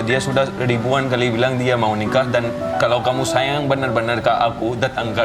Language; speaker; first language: Indonesian; non-native, fluent; Hindi